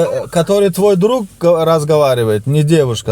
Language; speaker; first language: Russian; non-native, local second language; Tajik